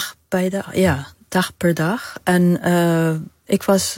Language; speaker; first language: Dutch; non-native, fluent; Arabic